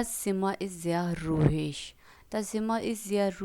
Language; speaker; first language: German; non-native, learner; Hindi